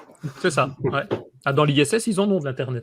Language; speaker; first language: French; native; French